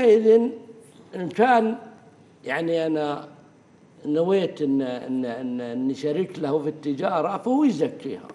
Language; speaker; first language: Arabic; native; Arabic